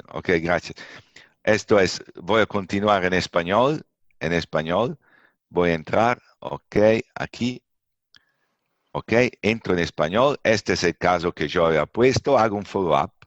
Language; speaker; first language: Spanish; non-native, fluent; Italian